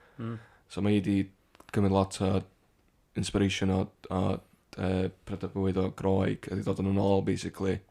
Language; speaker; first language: Welsh; native; Welsh